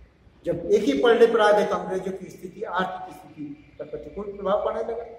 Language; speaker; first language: Hindi; native; Hindi